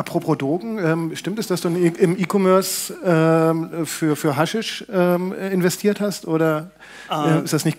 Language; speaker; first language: German; native; German